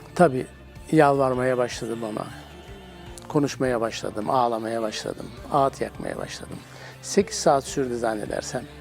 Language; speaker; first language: Turkish; native; Turkish